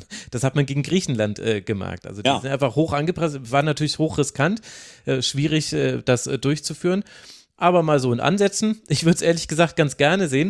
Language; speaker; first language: German; native; German